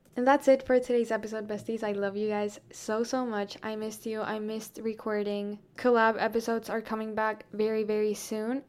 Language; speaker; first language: English; non-native, fluent; Spanish